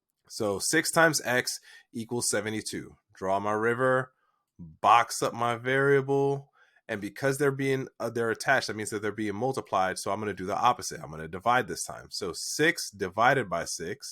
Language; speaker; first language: English; native; English